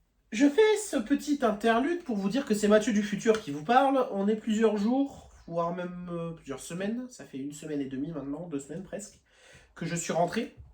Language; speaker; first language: French; native; French